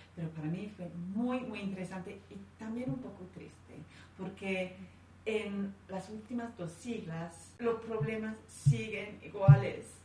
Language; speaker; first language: Spanish; non-native, fluent; English